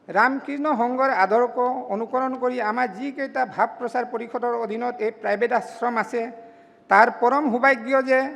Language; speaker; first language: Assamese; non-native, local second language; Mising